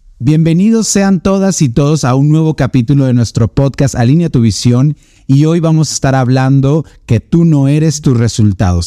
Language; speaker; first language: Spanish; native; Spanish